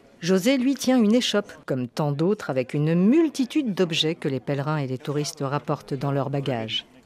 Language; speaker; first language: French; native; French